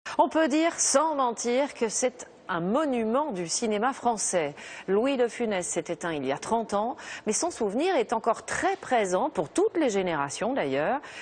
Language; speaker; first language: French; native; French